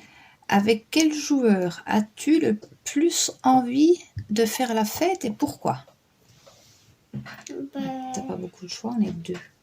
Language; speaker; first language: French; native; French